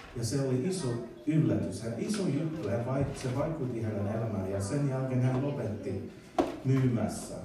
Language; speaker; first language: Finnish; non-native, learner; English